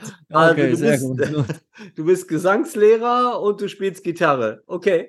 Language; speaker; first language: German; native; German